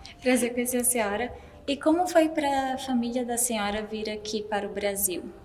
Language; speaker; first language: Portuguese; native; Portuguese